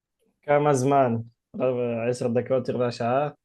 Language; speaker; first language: Hebrew; non-native, local second language; Arabic